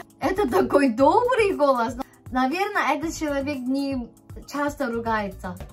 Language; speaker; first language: Russian; non-native, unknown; Korean